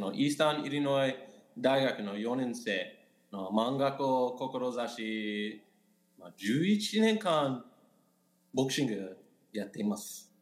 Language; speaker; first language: Japanese; non-native, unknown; English